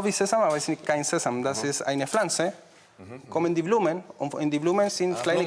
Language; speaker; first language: German; non-native, learner; Spanish